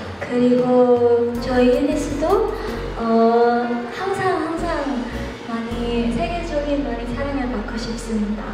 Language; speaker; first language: Korean; non-native, learner; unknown